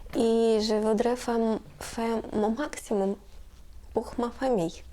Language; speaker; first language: French; non-native, learner; Ukrainian